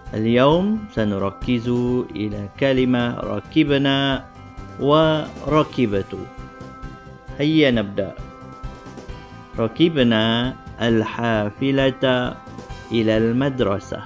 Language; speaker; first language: Arabic; non-native, fluent; Malay